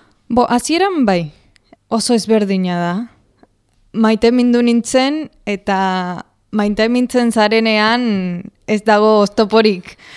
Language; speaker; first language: Basque; non-native, fluent; Spanish